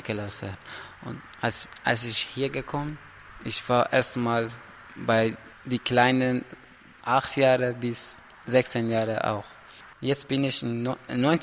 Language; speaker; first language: German; non-native, learner; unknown